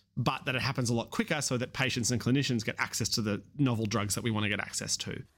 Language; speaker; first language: English; native; English